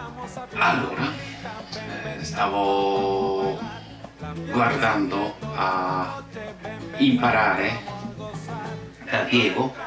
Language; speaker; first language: Italian; non-native, learner; Japanese